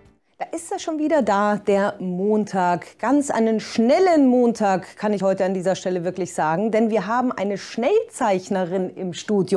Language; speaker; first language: German; native; German